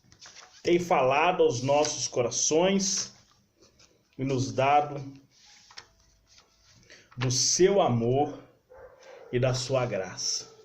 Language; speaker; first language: Portuguese; native; Portuguese